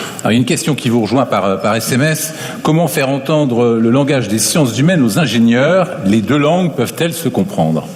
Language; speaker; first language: French; native; French